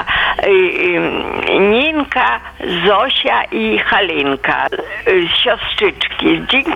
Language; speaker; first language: Polish; non-native, local second language; Belarusian